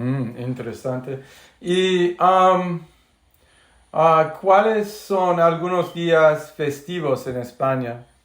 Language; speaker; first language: Spanish; non-native, fluent; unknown